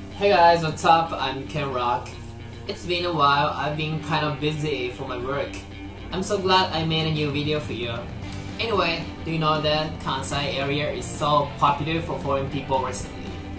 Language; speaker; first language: English; non-native, fluent; Japanese